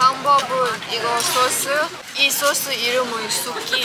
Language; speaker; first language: Korean; non-native, learner; Thai